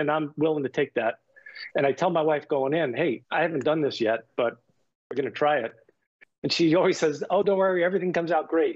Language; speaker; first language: English; native; English